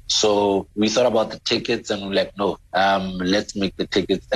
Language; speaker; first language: English; non-native, local second language; Southern Sotho